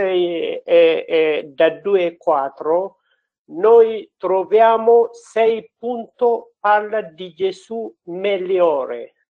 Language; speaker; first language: Italian; non-native, learner; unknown